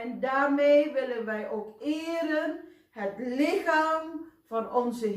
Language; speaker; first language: Dutch; non-native, fluent; Indonesian